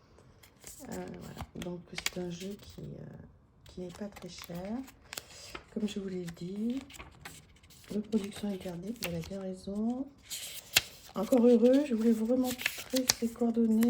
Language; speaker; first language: French; native; French